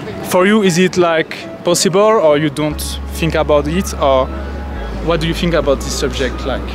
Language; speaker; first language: English; non-native, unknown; French